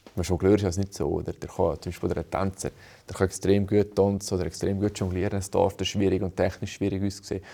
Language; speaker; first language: German; native; German